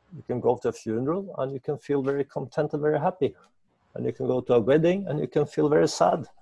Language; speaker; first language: English; non-native, fluent; Norwegian